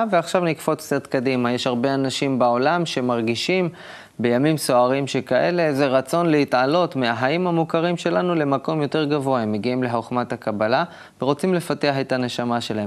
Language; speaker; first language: Hebrew; native; Hebrew